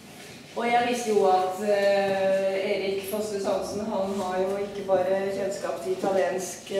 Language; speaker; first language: Norwegian; non-native, fluent; Italian